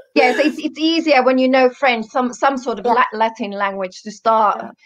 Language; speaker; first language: English; non-native, fluent; Finnish